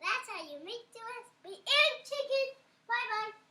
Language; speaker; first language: English; native; English